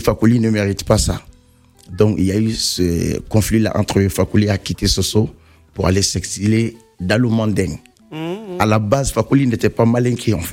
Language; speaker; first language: French; non-native, local second language; Mandingo